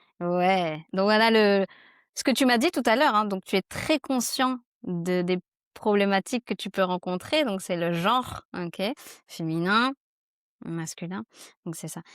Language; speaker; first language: French; native; French